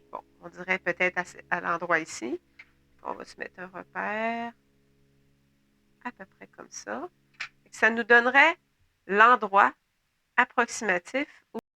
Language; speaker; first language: French; native; French